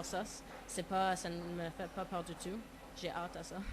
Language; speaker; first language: French; non-native, local second language; English